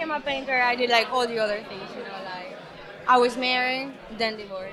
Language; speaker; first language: English; non-native, fluent; Spanish